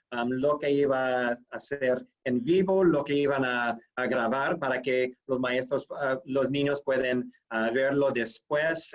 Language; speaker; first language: Spanish; non-native, fluent; English